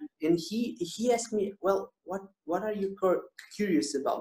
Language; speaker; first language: English; non-native, fluent; Portuguese